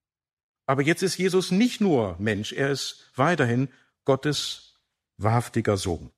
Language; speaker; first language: German; native; German